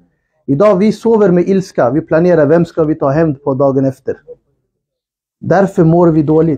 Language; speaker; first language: Swedish; non-native, fluent; Urdu